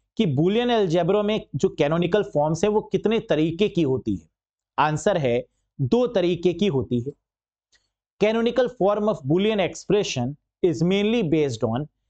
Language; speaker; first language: Hindi; native; Hindi